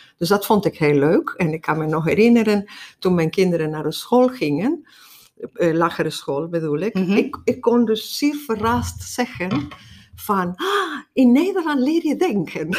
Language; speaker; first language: Dutch; non-native, fluent; Spanish